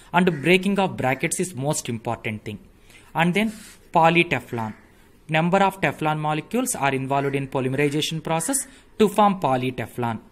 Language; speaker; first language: English; non-native, local second language; Telugu